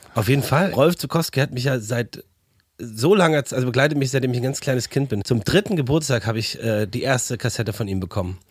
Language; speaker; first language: German; native; German